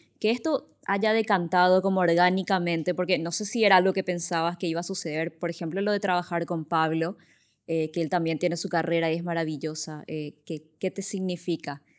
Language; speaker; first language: Spanish; native; Spanish